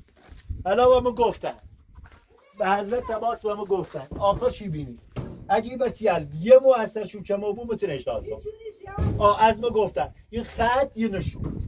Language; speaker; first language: Persian; non-native, local second language; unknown